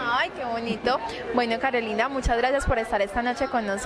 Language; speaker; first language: Spanish; native; Spanish